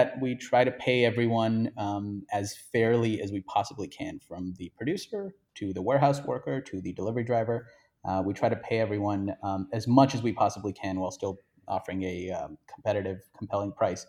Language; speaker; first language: English; non-native, local second language; Hindi